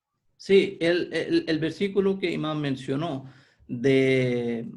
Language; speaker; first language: Spanish; non-native, fluent; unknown